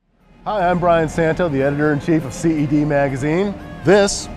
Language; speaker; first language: English; native; English